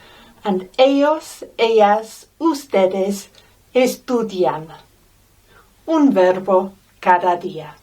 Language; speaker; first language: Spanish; non-native, fluent; English